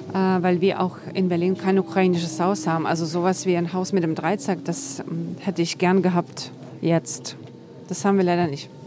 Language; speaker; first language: German; non-native, fluent; Ukrainian